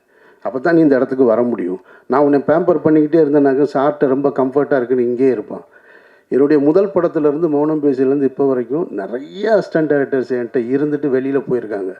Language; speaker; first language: Tamil; native; Tamil